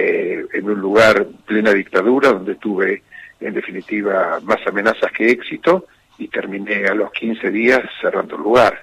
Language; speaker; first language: Spanish; native; Spanish